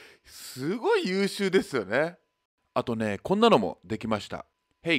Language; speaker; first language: Japanese; native; Japanese